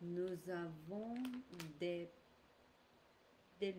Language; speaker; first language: French; non-native, learner; English